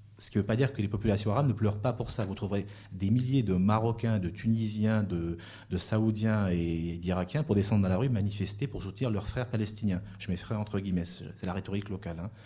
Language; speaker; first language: French; native; French